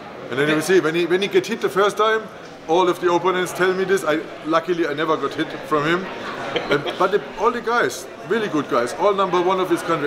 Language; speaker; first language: English; non-native, fluent; German